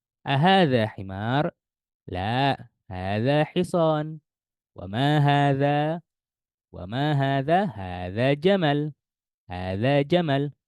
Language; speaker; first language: Arabic; non-native, fluent; Indonesian